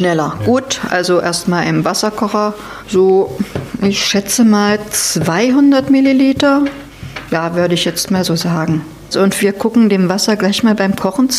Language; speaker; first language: German; native; German